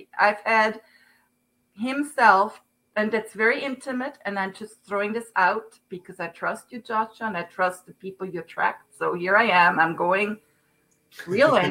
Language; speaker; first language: English; non-native, fluent; Swiss German